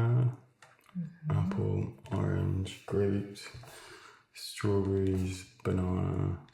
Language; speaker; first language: English; native; English